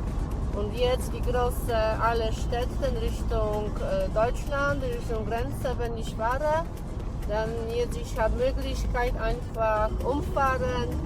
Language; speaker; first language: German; non-native, learner; Polish